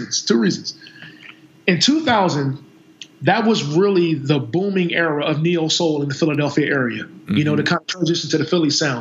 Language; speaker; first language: English; native; English